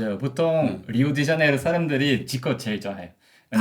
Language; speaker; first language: Korean; non-native, learner; Portuguese